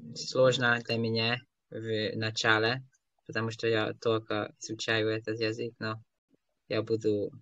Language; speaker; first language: Russian; non-native, learner; Hungarian